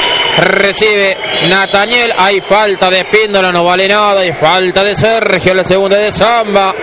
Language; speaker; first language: Spanish; native; Spanish